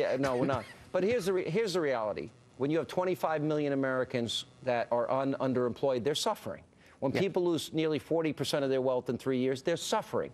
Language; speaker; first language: English; native; English